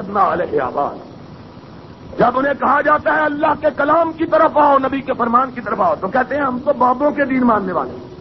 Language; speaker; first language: Urdu; non-native, local second language; Punjabi